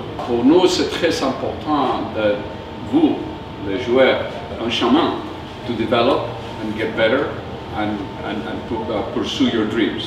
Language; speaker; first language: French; non-native, learner; Spanish